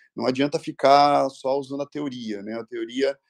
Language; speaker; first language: Portuguese; native; Portuguese